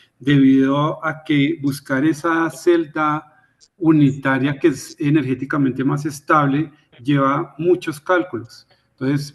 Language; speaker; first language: Spanish; native; Spanish